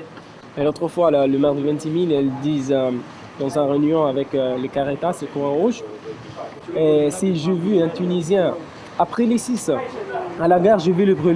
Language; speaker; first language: French; non-native, local second language; Arabic